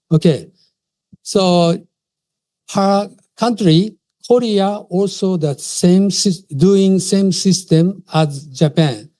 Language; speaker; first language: English; non-native, fluent; Japanese